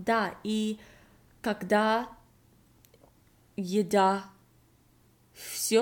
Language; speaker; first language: Russian; non-native, learner; English